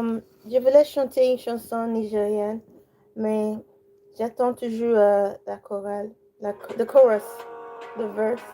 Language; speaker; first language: French; non-native, learner; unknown